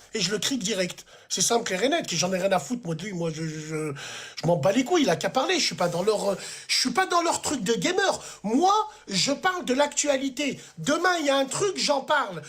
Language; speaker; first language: French; early bilingual, other home language; Arabic